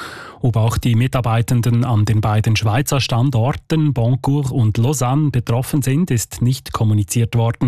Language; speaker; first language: German; native; German